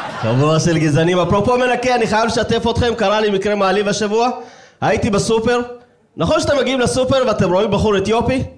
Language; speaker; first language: Hebrew; early bilingual, other home language; Amharic